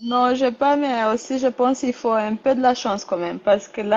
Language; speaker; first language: French; non-native, learner; Rundi